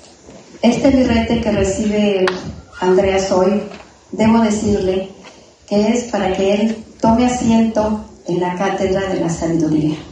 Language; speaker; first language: Spanish; native; Spanish